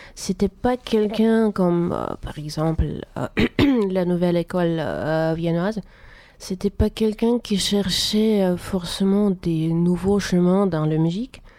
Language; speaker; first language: French; non-native, fluent; Russian